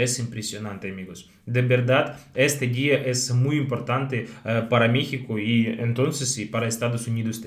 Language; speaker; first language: Spanish; non-native, fluent; Russian